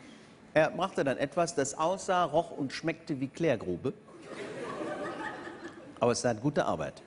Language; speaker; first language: German; native; German